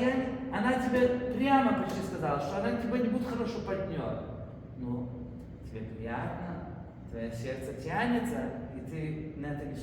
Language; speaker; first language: Russian; early bilingual, heritage; Russian